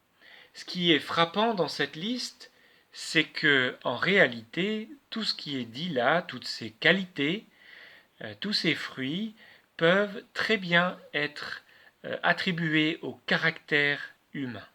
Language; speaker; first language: French; native; French